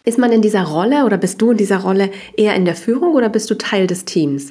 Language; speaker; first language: German; native; German